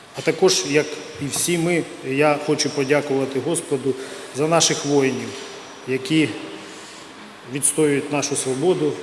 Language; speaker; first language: Ukrainian; non-native, local second language; Russian